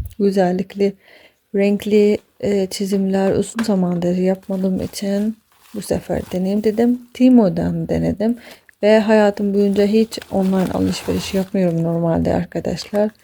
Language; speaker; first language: Turkish; non-native, fluent; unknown